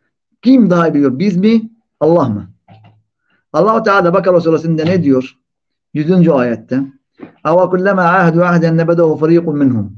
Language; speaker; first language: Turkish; non-native, fluent; Arabic